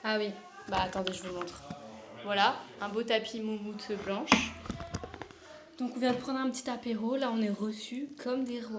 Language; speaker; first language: French; native; French